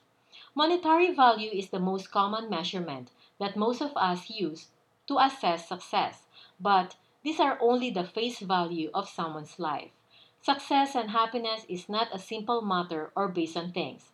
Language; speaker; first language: English; non-native, local second language; Filipino